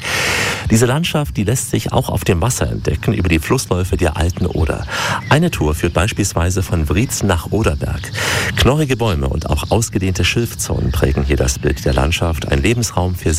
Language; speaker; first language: German; native; German